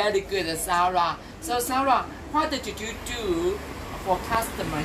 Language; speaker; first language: English; non-native, fluent; Chinese